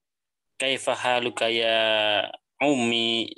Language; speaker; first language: Arabic; non-native, learner; Indonesian